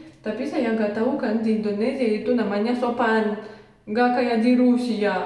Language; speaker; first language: Indonesian; non-native, learner; Russian